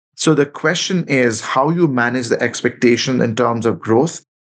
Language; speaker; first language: English; non-native, local second language; Bangla